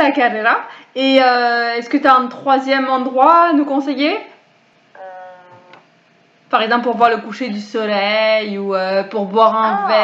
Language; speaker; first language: French; native; French